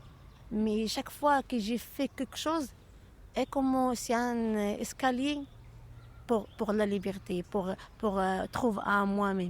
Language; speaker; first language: French; non-native, learner; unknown